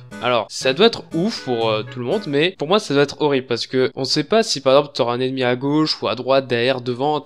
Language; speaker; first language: French; native; French